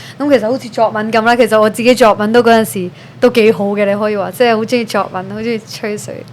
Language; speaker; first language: Cantonese; early bilingual, other home language; Urdu